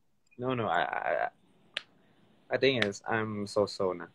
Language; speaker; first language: English; non-native, learner; Thai